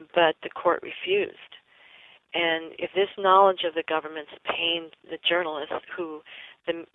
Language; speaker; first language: English; native; English